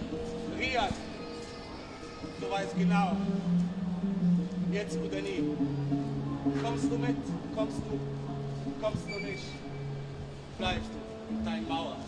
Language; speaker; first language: German; non-native, learner; Arabic